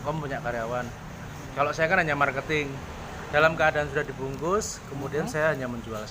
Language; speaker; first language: Indonesian; native; Indonesian